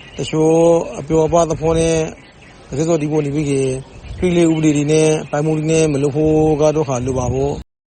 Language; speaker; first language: Burmese; native; Burmese